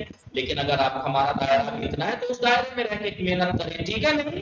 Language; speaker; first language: Urdu; native; Urdu